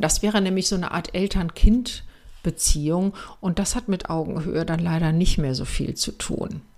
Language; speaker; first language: German; native; German